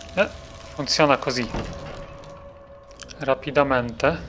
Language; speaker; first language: Italian; non-native, fluent; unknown